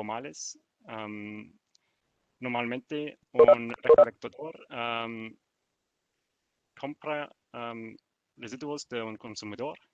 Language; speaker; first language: Spanish; non-native, learner; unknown